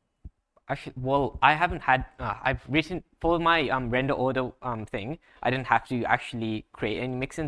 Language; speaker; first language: English; native; English